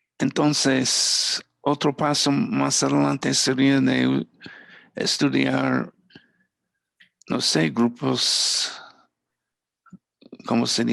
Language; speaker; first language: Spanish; non-native, fluent; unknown